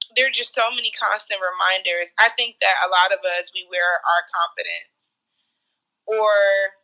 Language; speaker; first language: English; native; English